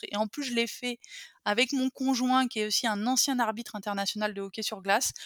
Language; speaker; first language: French; native; French